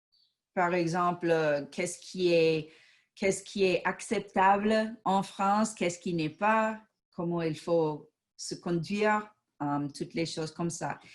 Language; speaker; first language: French; non-native, fluent; English